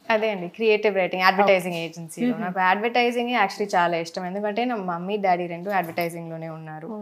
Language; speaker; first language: Telugu; non-native, local second language; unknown